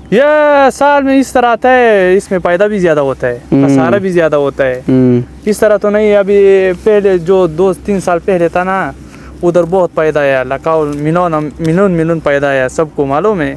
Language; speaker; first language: Hindi; non-native, fluent; Pashto